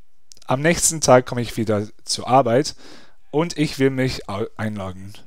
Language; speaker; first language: German; non-native, fluent; English